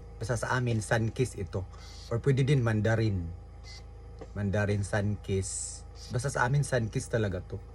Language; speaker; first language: Filipino; non-native, local second language; Cebuano